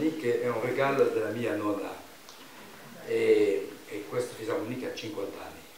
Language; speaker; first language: Italian; non-native, learner; French